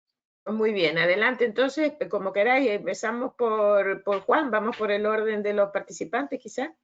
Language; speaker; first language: Spanish; native; Spanish